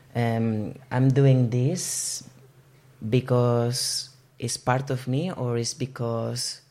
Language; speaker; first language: English; non-native, fluent; Spanish